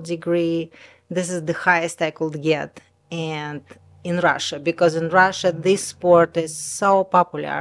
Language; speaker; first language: English; non-native, learner; Russian